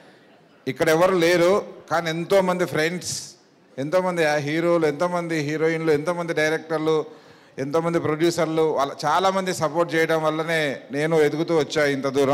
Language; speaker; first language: Telugu; native; Telugu